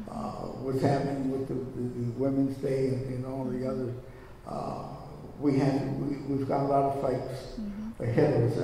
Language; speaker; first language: English; native; English